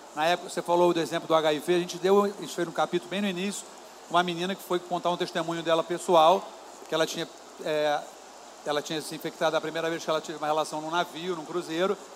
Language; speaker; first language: Portuguese; native; Portuguese